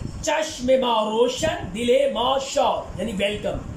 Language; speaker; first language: Persian; non-native, fluent; Urdu